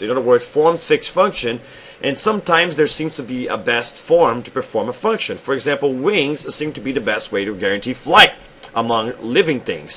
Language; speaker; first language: English; non-native, fluent; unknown